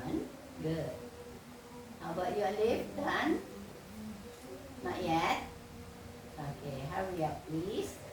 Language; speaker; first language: English; non-native, fluent; Indonesian